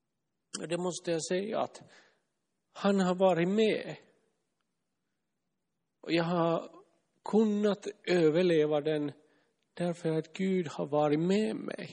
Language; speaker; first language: Swedish; non-native, fluent; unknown